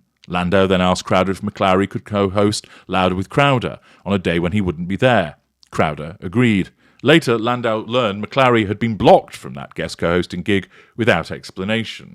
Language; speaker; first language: English; native; English